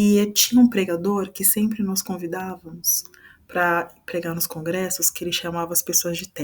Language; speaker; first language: Portuguese; native; Portuguese